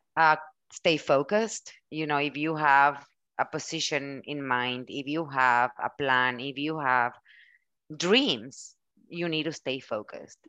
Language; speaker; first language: English; non-native, fluent; Spanish